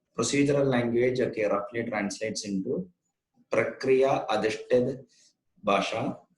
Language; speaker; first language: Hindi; non-native, local second language; Konkani